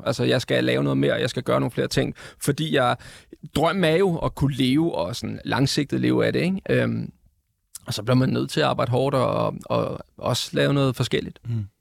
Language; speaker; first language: Danish; native; Danish